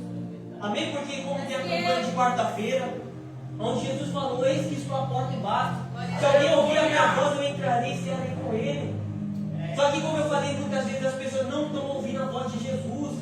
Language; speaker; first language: Portuguese; native; Portuguese